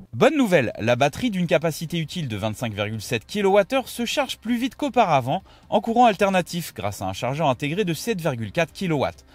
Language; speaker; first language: French; native; French